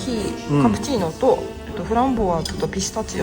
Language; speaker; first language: Japanese; native; Japanese